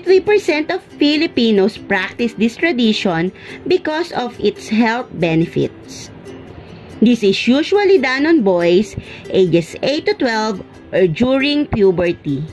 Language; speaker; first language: English; non-native, local second language; Filipino